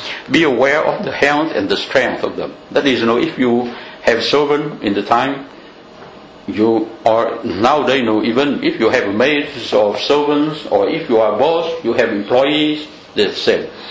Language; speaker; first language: English; non-native, fluent; Vietnamese